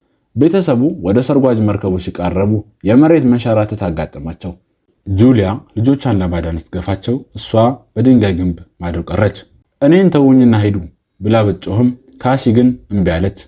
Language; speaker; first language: Amharic; native; Amharic